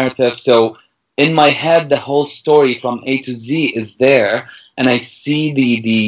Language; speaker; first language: English; non-native, fluent; Arabic